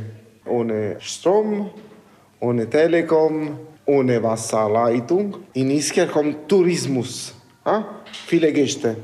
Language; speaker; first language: German; non-native, learner; Italian